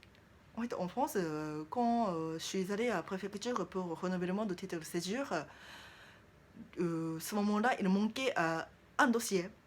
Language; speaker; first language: French; non-native, learner; Japanese